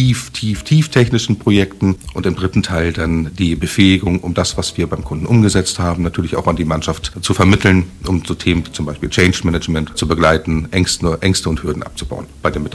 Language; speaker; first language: German; native; German